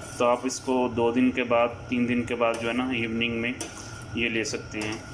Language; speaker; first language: Urdu; non-native, local second language; Punjabi